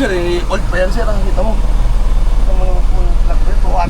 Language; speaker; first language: Filipino; native; Filipino